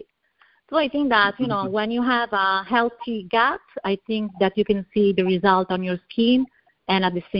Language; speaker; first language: English; non-native, fluent; Italian